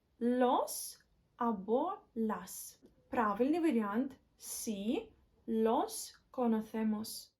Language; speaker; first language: Spanish; non-native, learner; Ukrainian